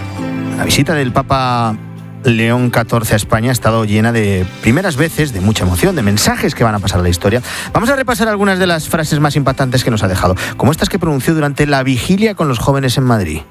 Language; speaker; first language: Spanish; native; Spanish